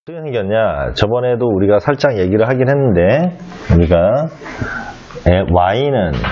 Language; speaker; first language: Korean; native; Korean